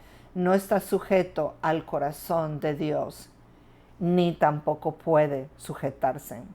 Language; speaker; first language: Spanish; non-native, fluent; English